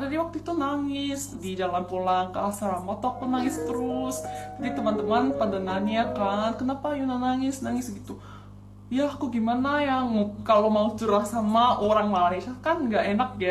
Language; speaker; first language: Indonesian; non-native, fluent; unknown